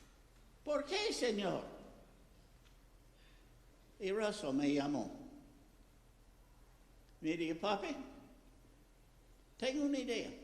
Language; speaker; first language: Spanish; non-native, fluent; English